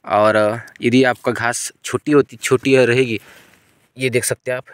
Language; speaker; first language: Hindi; non-native, local second language; Marathi